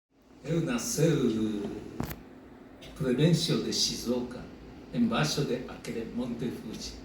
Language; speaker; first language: Portuguese; non-native, learner; Japanese